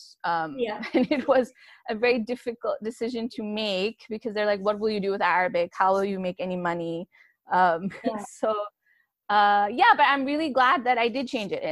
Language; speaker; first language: English; non-native, local second language; Urdu